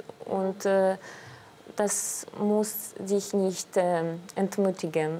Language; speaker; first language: German; non-native, fluent; Russian